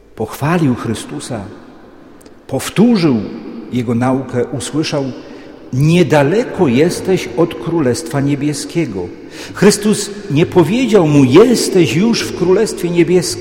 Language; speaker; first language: Polish; native; Polish